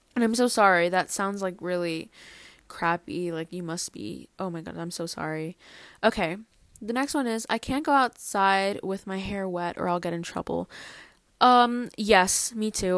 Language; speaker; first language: English; early bilingual, other home language; Spanish